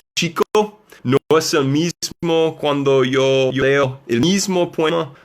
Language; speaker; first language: Spanish; non-native, learner; English